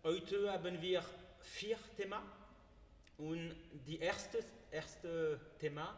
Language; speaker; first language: German; non-native, learner; French